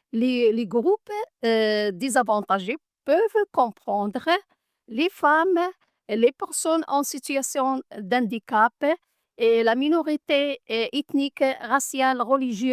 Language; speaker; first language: French; non-native, learner; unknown